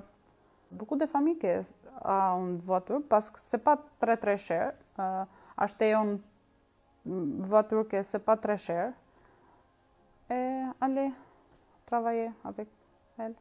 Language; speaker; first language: French; non-native, learner; Albanian